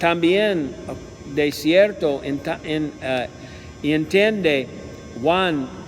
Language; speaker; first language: Spanish; non-native, learner; English